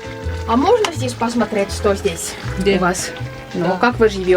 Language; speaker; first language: Russian; non-native, local second language; Estonian